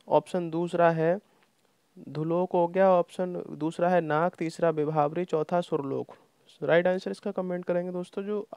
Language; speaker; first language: Hindi; native; Hindi